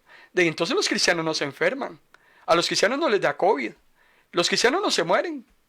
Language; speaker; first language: Spanish; native; Spanish